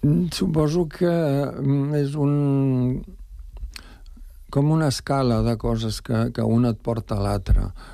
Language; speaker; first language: Catalan; native; Catalan